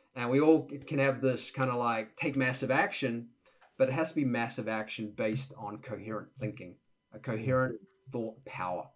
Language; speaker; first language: English; native; English